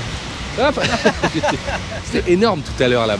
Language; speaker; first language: French; native; French